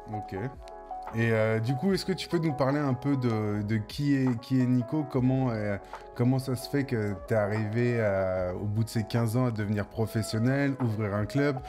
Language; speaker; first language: French; native; French